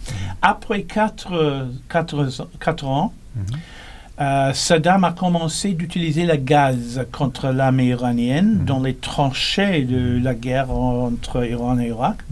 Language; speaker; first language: French; non-native, learner; English